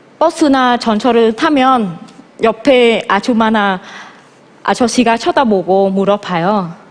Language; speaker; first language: Korean; non-native, fluent; Vietnamese